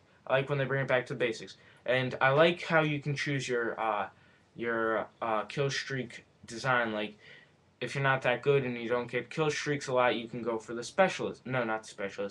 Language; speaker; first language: English; native; English